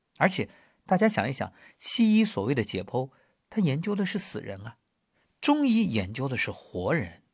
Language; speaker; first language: Chinese; native; Chinese